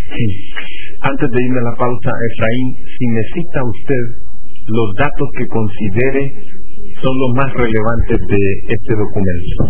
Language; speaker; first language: Spanish; native; Spanish